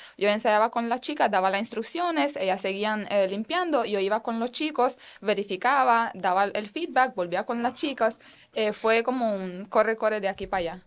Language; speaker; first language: Spanish; non-native, fluent; Romanian